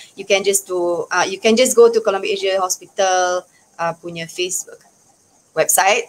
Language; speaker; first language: English; non-native, local second language; Malay